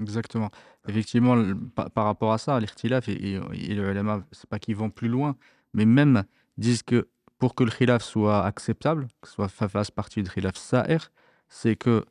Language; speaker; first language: French; native; French